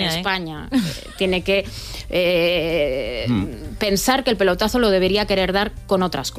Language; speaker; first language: Spanish; native; Spanish